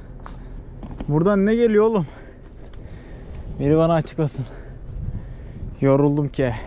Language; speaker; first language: Turkish; native; Turkish